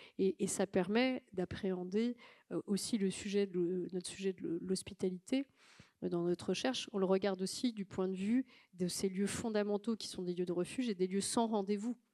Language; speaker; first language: French; native; French